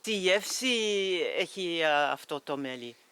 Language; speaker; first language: Greek; non-native, learner; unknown